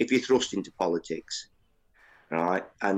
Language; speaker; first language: English; native; English